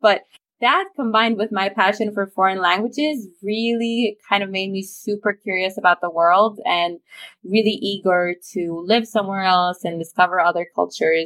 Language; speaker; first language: English; non-native, fluent; Romanian